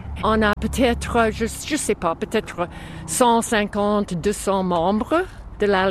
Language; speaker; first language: French; non-native, fluent; English